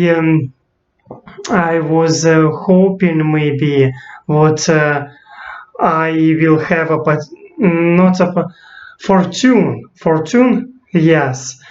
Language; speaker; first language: English; non-native, learner; Russian